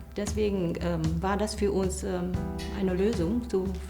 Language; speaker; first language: German; non-native, fluent; Vietnamese